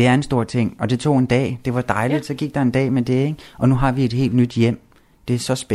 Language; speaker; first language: Danish; native; Danish